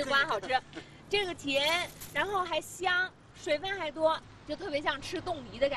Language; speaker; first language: Chinese; native; Chinese